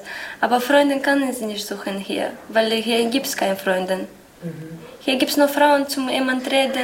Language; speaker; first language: German; non-native, learner; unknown